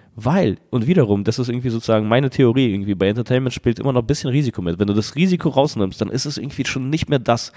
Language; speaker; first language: German; early bilingual, other home language; Russian